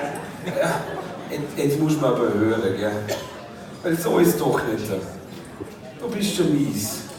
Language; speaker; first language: German; native; German